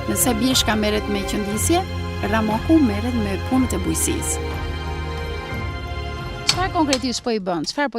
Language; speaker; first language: Albanian; native; Albanian